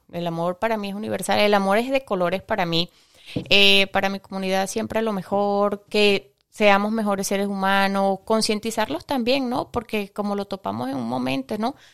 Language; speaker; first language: Spanish; native; Spanish